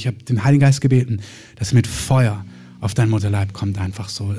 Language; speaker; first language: German; native; German